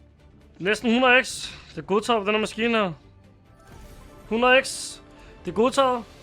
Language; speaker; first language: Danish; native; Danish